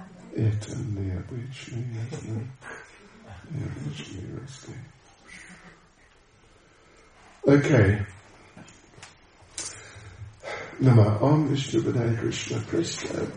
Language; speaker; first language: Russian; non-native, learner; English